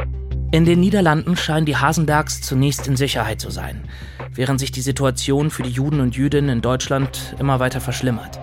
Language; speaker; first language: German; native; German